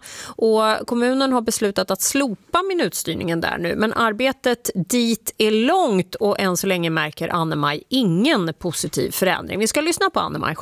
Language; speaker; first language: Swedish; native; Swedish